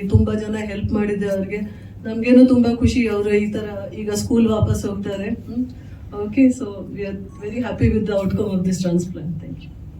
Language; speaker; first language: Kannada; non-native, fluent; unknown